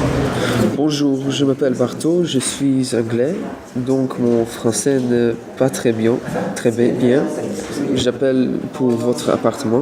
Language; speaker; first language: French; non-native, learner; English